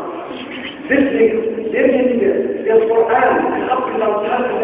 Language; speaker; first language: German; non-native, fluent; Arabic